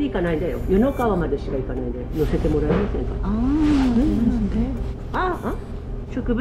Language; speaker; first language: Japanese; native; Japanese